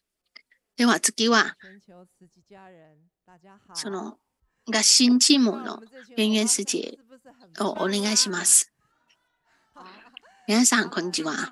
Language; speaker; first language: Japanese; non-native, fluent; Chinese